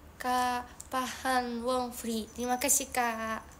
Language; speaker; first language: Indonesian; non-native, learner; Japanese